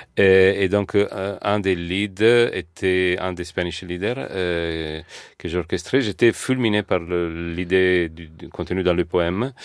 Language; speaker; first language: French; non-native, fluent; Italian